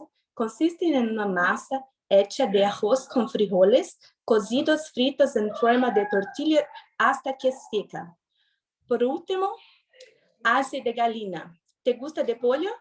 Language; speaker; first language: Spanish; non-native, learner; Portuguese